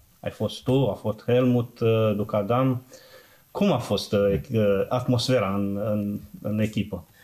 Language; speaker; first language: Romanian; non-native, local second language; Serbian